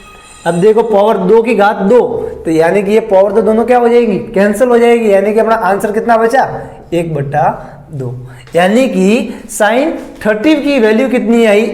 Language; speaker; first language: Hindi; native; Hindi